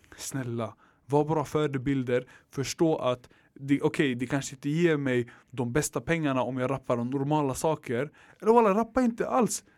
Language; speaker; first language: Swedish; early bilingual, other home language; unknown